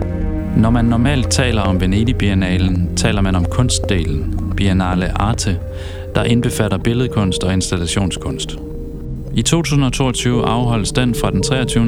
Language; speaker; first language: Danish; native; Danish